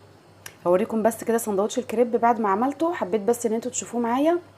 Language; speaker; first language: Arabic; native; Arabic